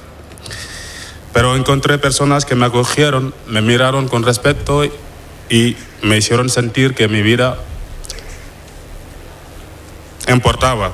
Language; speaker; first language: Spanish; non-native, fluent; Wolof